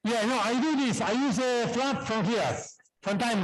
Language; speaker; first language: English; non-native, fluent; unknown